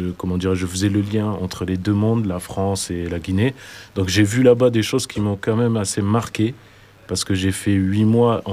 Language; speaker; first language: French; native; French